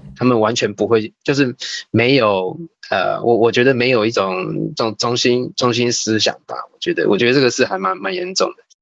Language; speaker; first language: Chinese; native; Chinese